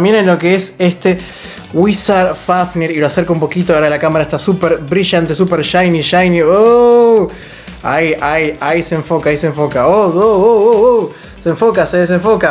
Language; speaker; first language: Spanish; native; Spanish